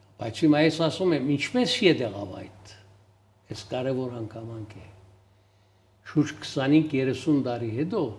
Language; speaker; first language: Armenian; early bilingual, heritage; Armenian